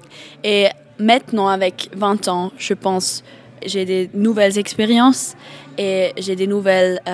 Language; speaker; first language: French; non-native, learner; German